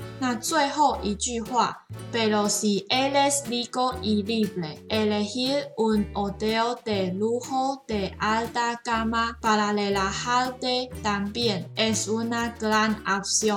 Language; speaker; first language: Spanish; non-native, learner; Chinese